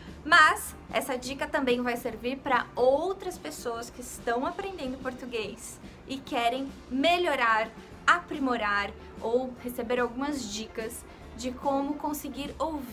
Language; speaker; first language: Portuguese; native; Portuguese